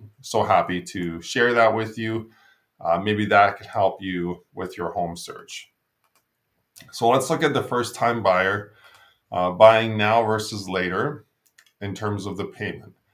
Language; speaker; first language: English; native; English